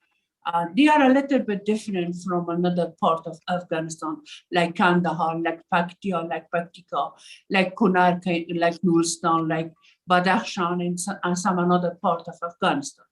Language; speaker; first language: English; non-native, learner; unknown